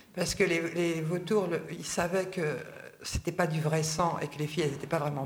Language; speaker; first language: French; native; French